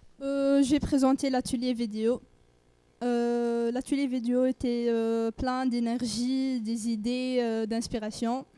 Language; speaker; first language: French; non-native, learner; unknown